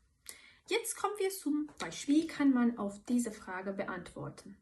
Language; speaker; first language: German; non-native, fluent; Turkish